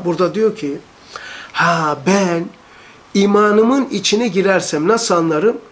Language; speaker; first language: Turkish; native; Turkish